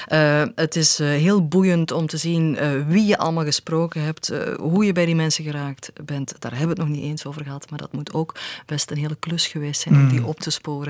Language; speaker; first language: Dutch; native; Dutch